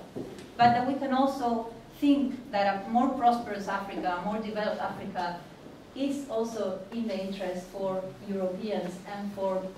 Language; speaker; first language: English; non-native, fluent; Spanish